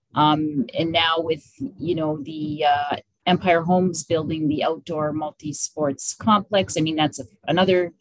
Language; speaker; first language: English; native; English